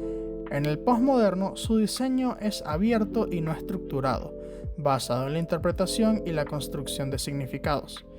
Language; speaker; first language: Spanish; native; Spanish